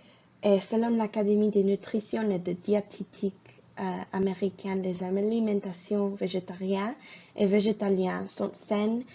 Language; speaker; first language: French; non-native, fluent; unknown